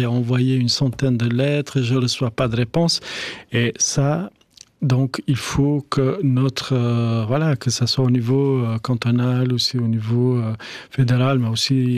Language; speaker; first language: French; non-native, fluent; Albanian